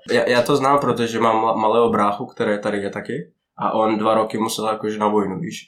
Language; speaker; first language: Czech; non-native, fluent; Russian